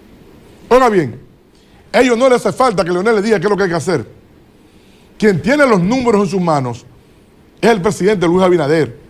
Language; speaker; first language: Spanish; native; Spanish